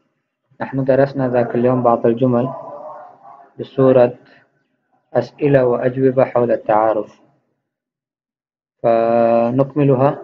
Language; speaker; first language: Arabic; non-native, fluent; Urdu